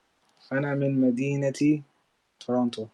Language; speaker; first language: Arabic; non-native, learner; English